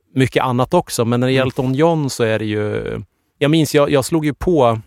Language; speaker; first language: Swedish; native; Swedish